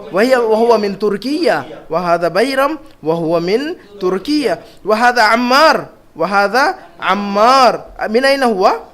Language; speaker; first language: Arabic; non-native, fluent; Urdu